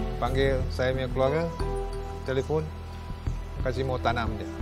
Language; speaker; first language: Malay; non-native, local second language; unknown